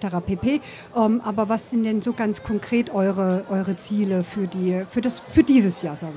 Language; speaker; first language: German; early bilingual, other home language; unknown